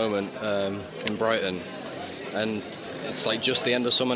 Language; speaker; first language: English; native; English